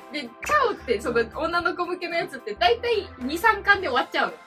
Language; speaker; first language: Japanese; early bilingual, heritage; Japanese